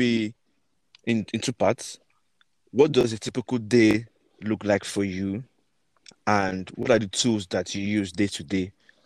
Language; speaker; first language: English; non-native, local second language; Yoruba